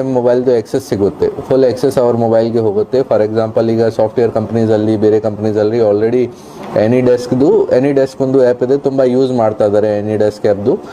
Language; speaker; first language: Kannada; non-native, local second language; Hindi